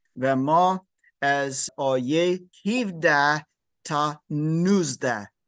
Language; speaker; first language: Persian; non-native, learner; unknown